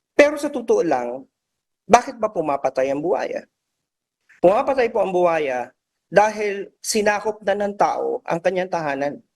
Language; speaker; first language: Filipino; native; Filipino